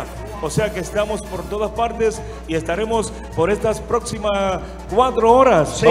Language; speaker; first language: Spanish; native; Spanish